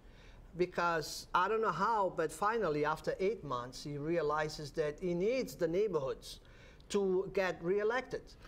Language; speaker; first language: English; non-native, fluent; Portuguese